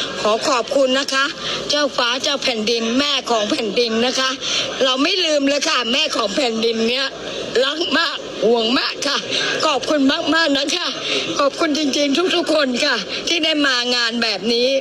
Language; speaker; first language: Thai; native; Thai